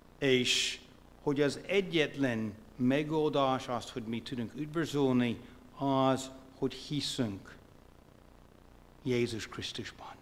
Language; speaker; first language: Hungarian; non-native, fluent; English